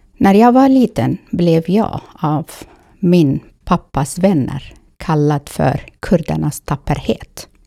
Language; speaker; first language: Swedish; non-native, fluent; Kurdish